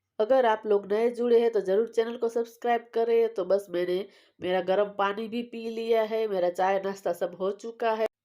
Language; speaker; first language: Hindi; non-native, local second language; Gujarati